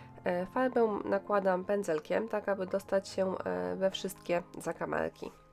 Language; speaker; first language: Polish; native; Polish